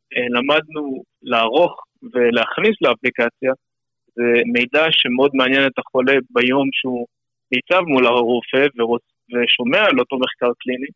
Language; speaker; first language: Hebrew; non-native, fluent; English